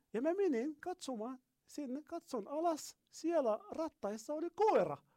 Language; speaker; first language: Finnish; non-native, learner; Arabic